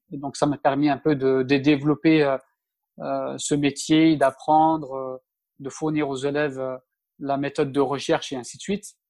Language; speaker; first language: French; early bilingual, other home language; Turkish